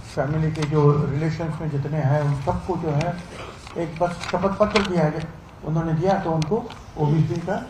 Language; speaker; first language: Hindi; non-native, local second language; Marathi